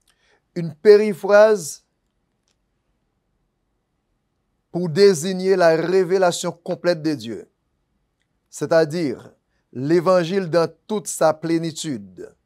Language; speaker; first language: French; non-native, local second language; Haitian Creole